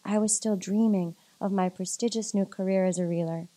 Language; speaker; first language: English; native; English